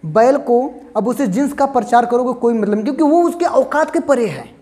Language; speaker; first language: Hindi; native; Hindi